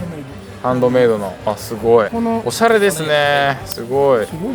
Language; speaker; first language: Japanese; native; Japanese